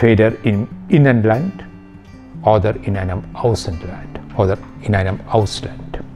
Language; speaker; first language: German; non-native, fluent; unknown